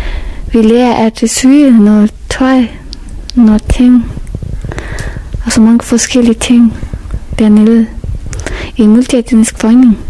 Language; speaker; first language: Danish; non-native, learner; Persian